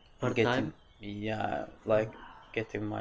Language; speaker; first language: English; non-native, fluent; Azerbaijani